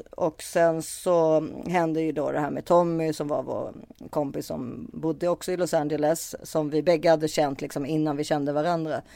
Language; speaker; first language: Swedish; early bilingual, other home language; French